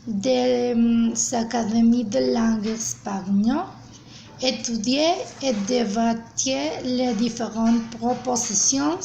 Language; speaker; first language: French; non-native, learner; Spanish